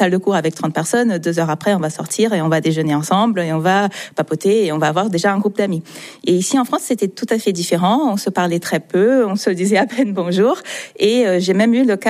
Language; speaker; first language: French; non-native, fluent; Portuguese